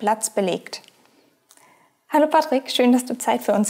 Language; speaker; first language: German; native; German